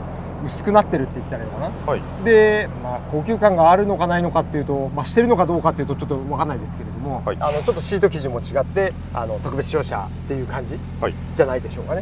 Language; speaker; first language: Japanese; native; Japanese